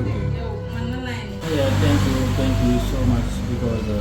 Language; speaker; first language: English; non-native, learner; Wolof